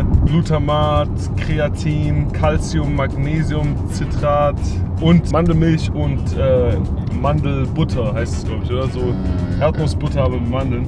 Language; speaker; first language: German; native; German